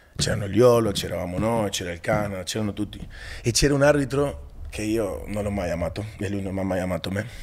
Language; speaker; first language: Italian; non-native, fluent; Spanish